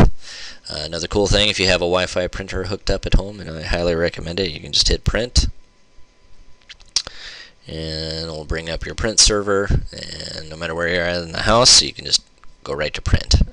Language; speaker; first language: English; native; English